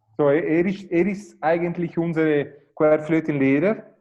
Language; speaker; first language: German; non-native, fluent; Portuguese